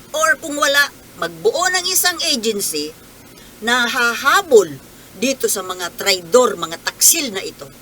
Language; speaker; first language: Filipino; native; Filipino